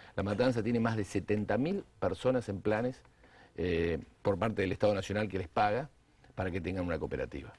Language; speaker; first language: Spanish; native; Spanish